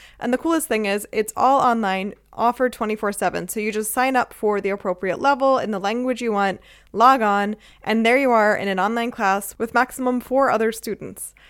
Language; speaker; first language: English; native; English